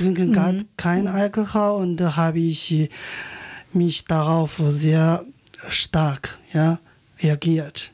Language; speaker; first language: German; non-native, learner; Chinese